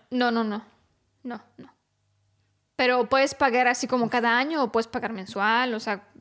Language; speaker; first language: Spanish; non-native, fluent; Romanian